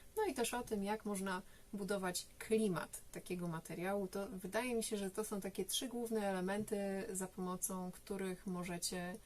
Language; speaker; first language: Polish; native; Polish